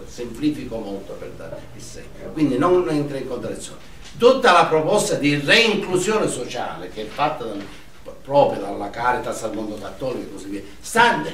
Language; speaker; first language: Italian; native; Italian